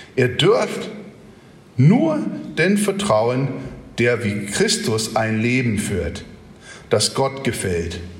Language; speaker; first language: German; non-native, fluent; English